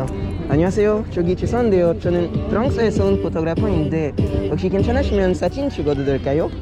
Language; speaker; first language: Korean; non-native, learner; French